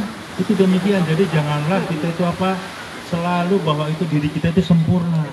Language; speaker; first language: Indonesian; native; Indonesian